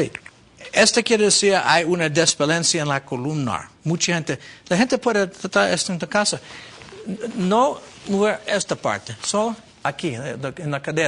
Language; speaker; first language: Spanish; non-native, learner; English